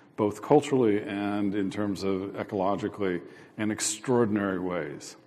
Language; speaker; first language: English; native; English